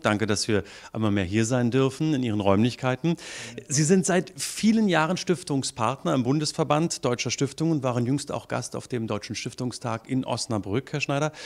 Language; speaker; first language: German; native; German